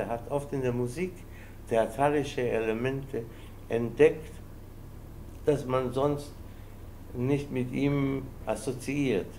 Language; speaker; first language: German; non-native, fluent; Spanish